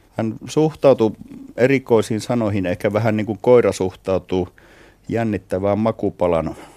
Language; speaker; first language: Finnish; native; Finnish